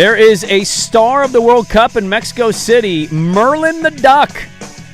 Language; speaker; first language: English; native; English